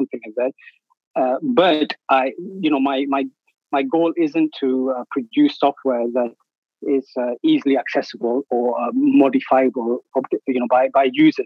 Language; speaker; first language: English; native; English